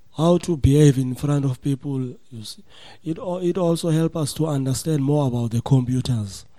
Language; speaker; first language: English; non-native, local second language; Xhosa